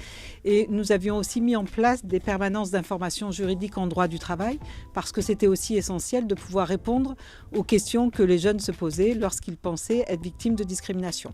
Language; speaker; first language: French; native; French